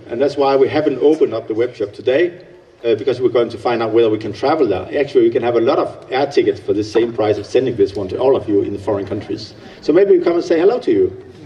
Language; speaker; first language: English; non-native, fluent; Danish